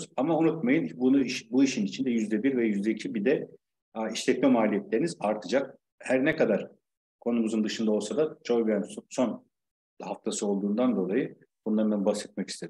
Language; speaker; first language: Turkish; native; Turkish